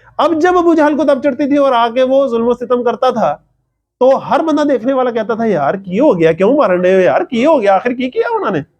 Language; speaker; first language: Urdu; non-native, local second language; Punjabi